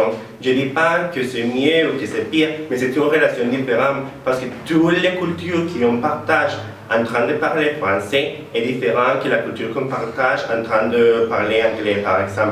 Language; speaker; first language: French; non-native, learner; Spanish